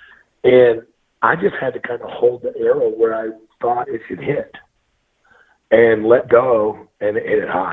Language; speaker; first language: English; native; English